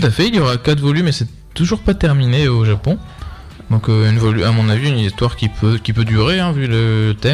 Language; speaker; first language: French; native; French